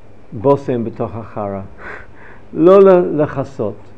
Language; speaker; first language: Hebrew; non-native, fluent; English